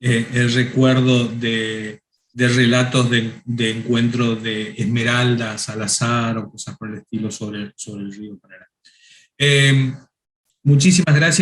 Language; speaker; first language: Spanish; native; Spanish